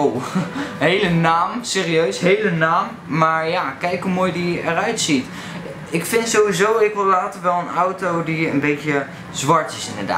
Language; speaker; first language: Dutch; native; Dutch